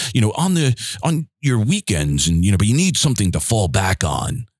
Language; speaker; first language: English; native; English